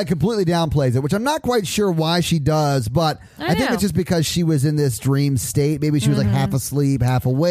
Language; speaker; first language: English; native; English